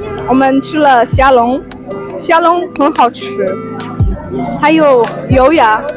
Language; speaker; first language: Chinese; non-native, learner; Arabic